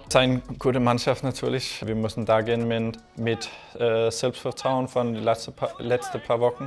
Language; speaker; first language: German; non-native, learner; Danish